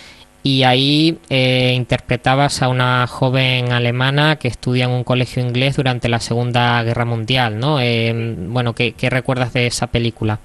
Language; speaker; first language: Spanish; native; Spanish